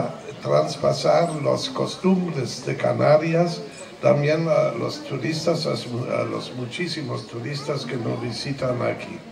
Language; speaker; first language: Spanish; non-native, fluent; German